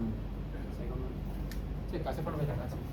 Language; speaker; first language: Cantonese; native; Cantonese